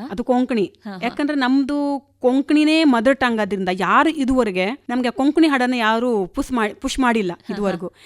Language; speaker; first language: Kannada; non-native, local second language; Konkani